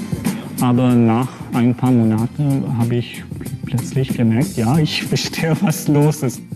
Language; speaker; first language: German; non-native, fluent; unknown